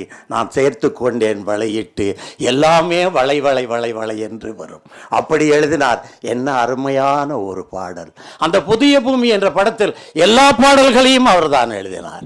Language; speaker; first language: Tamil; native; Tamil